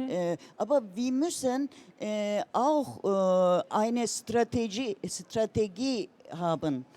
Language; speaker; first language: German; non-native, learner; Turkish